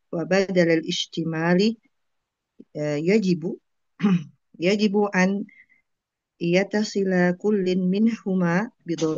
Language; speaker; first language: Arabic; non-native, learner; Indonesian